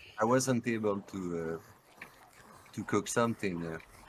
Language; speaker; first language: English; non-native, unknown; French